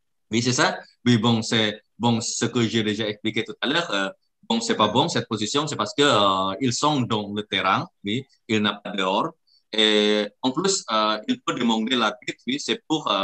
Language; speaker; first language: French; non-native, learner; Indonesian